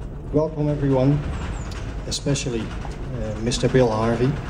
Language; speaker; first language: English; non-native, fluent; Dutch